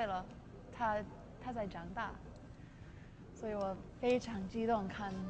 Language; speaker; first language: Chinese; non-native, fluent; English